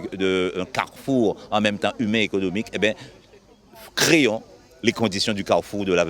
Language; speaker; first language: French; native; French